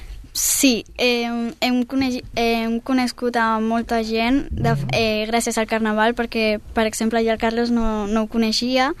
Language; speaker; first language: Catalan; non-native, local second language; Spanish